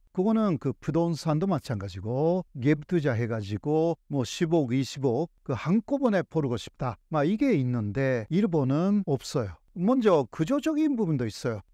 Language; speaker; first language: Korean; non-native, fluent; Japanese